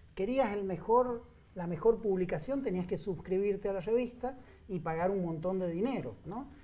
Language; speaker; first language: Spanish; native; Spanish